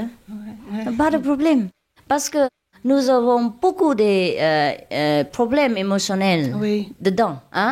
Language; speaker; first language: French; non-native, learner; Chinese